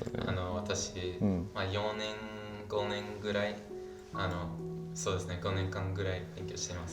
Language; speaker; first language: Japanese; non-native, learner; English